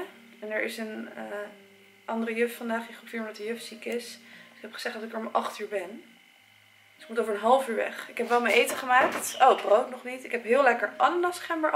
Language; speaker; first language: Dutch; native; Dutch